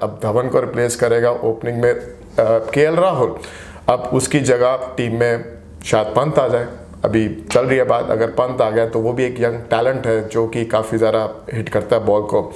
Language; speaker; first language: Hindi; non-native, local second language; Punjabi